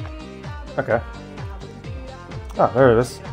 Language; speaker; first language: English; native; English